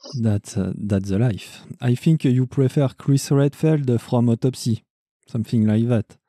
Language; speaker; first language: English; non-native, learner; French